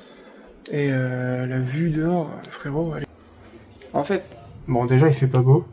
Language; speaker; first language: French; native; French